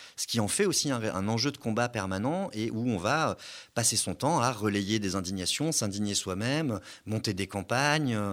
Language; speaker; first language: French; native; French